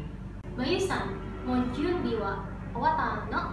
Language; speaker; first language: Japanese; non-native, learner; Indonesian